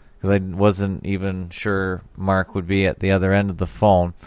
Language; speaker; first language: English; native; English